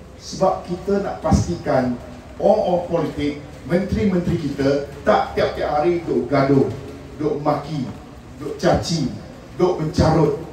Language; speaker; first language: Malay; non-native, local second language; Min Nan Chinese